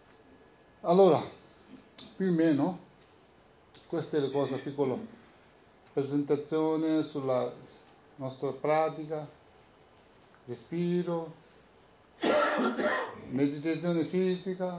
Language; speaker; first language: Italian; non-native, learner; Tibetan